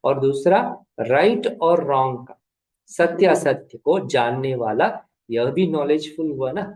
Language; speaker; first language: Hindi; non-native, local second language; Kannada